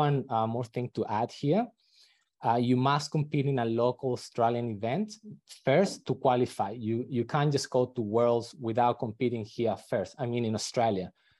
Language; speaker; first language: English; non-native, fluent; Spanish